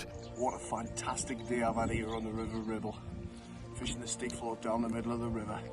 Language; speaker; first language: English; native; English